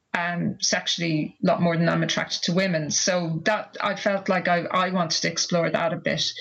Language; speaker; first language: English; native; English